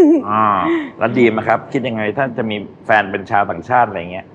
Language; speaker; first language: Thai; native; Thai